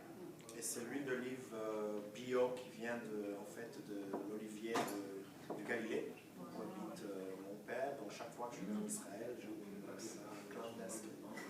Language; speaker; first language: French; non-native, fluent; Hebrew